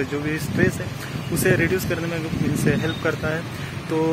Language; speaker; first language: Hindi; non-native, local second language; Marathi